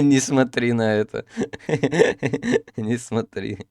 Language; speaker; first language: Russian; native; Russian